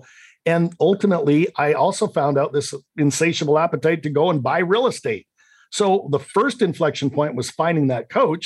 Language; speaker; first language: English; native; English